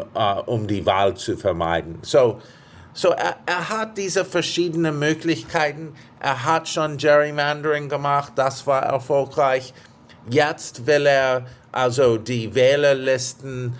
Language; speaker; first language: German; non-native, fluent; English